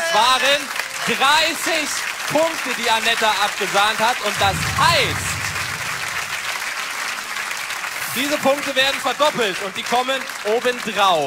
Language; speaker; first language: German; native; German